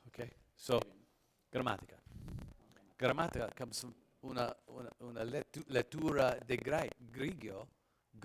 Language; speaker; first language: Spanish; non-native, learner; English